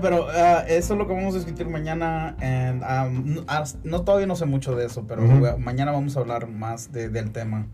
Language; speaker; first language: Spanish; early bilingual, heritage; Spanish